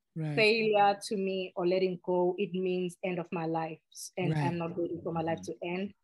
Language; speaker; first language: English; non-native, local second language; Xhosa